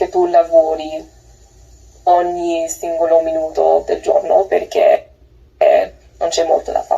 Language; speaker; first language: Italian; non-native, learner; English